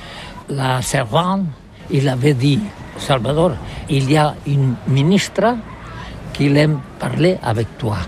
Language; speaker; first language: French; non-native, learner; Catalan